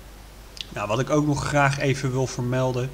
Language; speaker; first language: Dutch; native; Dutch